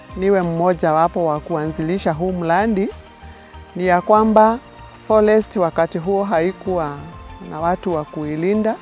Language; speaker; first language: Swahili; non-native, local second language; Meru